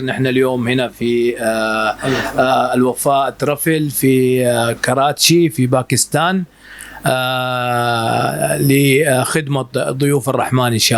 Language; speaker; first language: Arabic; native; Arabic